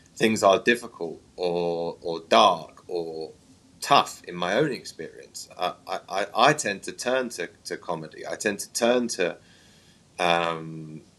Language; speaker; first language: English; native; English